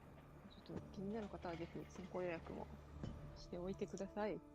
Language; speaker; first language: Japanese; native; Japanese